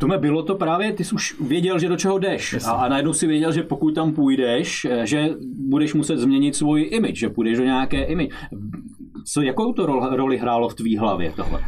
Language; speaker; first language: Czech; native; Czech